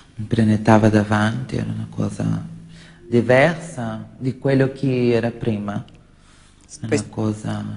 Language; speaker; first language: Italian; non-native, learner; Portuguese